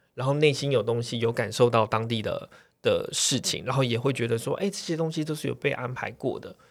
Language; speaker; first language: Chinese; native; Chinese